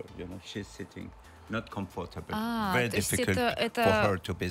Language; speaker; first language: English; non-native, learner; French